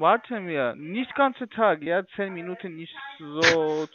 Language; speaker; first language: German; non-native, fluent; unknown